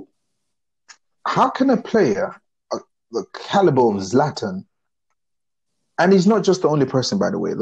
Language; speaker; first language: English; non-native, local second language; Yoruba